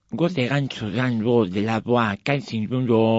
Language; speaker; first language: Chinese; non-native, learner; Spanish